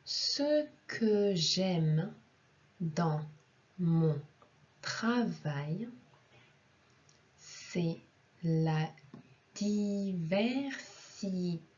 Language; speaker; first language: French; non-native, fluent; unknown